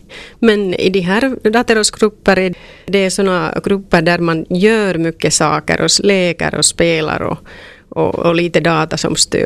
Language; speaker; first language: Swedish; non-native, local second language; Finnish